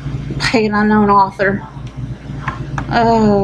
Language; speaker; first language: English; native; English